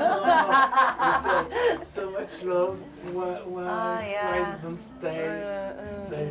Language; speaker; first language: English; non-native, fluent; French